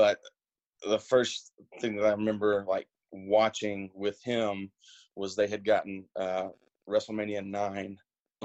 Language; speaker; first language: English; native; English